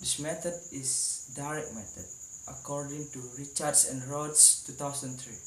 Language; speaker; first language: English; non-native, learner; Indonesian